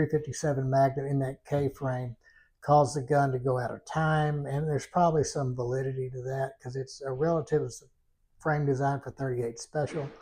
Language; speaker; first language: English; native; English